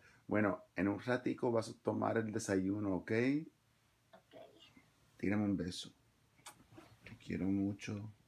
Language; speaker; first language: Spanish; early bilingual, other home language; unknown